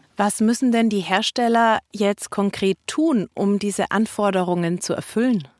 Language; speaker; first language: German; native; German